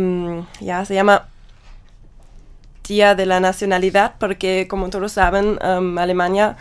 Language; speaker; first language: Spanish; non-native, learner; German